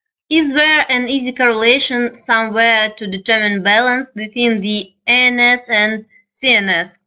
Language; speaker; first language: English; non-native, fluent; Russian